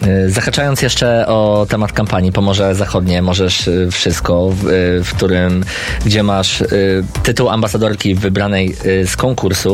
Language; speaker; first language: Polish; native; Polish